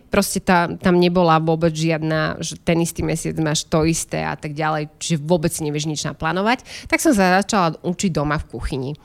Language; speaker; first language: Slovak; native; Slovak